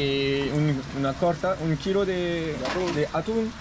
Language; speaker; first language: Spanish; non-native, learner; French